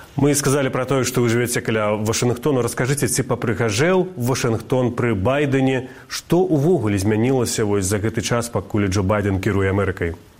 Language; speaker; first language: Belarusian; native; Belarusian